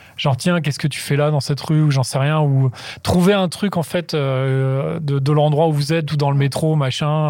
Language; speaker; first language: French; native; French